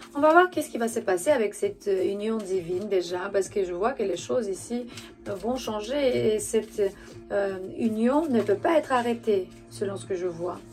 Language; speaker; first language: French; non-native, fluent; Romanian